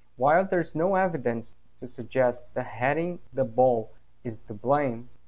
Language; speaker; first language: English; non-native, fluent; Portuguese